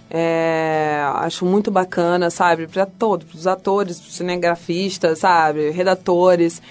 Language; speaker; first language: Portuguese; early bilingual, other home language; Spanish